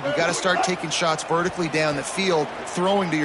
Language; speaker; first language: English; native; English